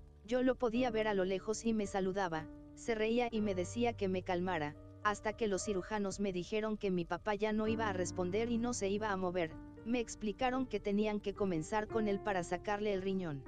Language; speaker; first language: Spanish; native; Spanish